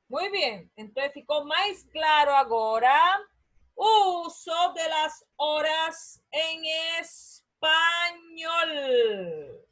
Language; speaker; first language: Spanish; non-native, learner; Portuguese